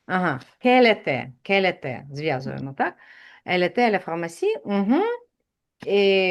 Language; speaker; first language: French; non-native, fluent; Ukrainian